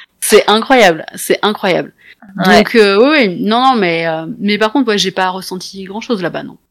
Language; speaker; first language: French; native; French